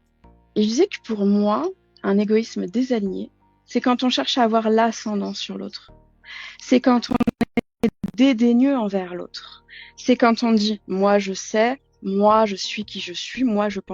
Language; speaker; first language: French; native; French